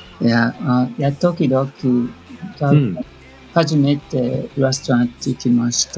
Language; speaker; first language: Japanese; non-native, learner; English